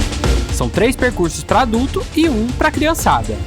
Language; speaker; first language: Portuguese; native; Portuguese